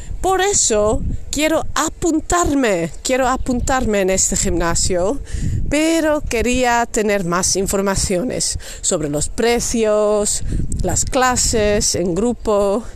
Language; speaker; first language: Spanish; non-native, fluent; Dutch